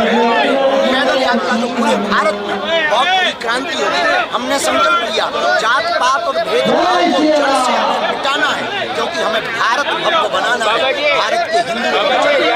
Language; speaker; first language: Hindi; native; Hindi